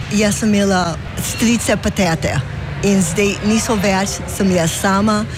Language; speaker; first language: Slovenian; early bilingual, heritage; Slovenian